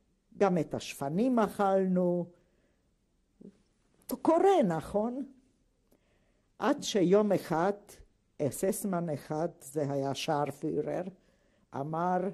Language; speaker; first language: Hebrew; non-native, fluent; Hungarian